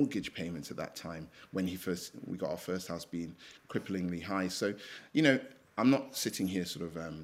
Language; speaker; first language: English; native; English